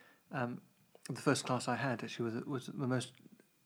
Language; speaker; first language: English; native; English